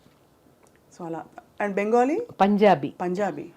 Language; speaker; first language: Telugu; native; Telugu